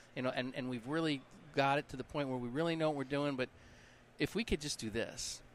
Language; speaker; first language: English; native; English